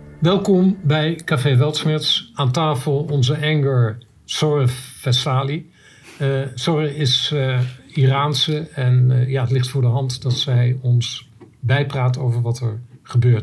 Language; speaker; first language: Dutch; native; Dutch